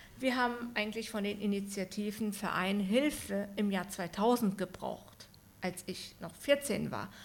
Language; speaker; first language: German; early bilingual, other home language; Turkish